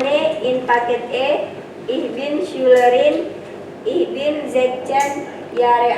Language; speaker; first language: German; non-native, learner; Indonesian